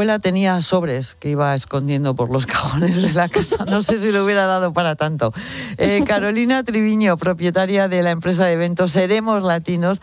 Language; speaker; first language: Spanish; native; Spanish